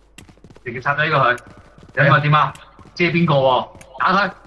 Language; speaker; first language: Chinese; native; Chinese